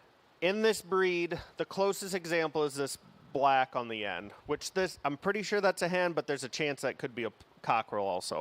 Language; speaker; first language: English; native; English